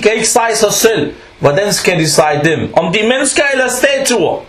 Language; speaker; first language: Danish; non-native, fluent; Arabic